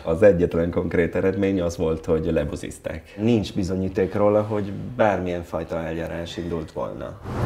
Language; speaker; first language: Hungarian; non-native, fluent; Italian